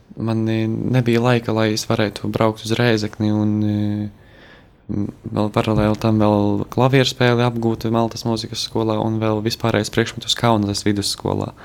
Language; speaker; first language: Latvian; native; Latvian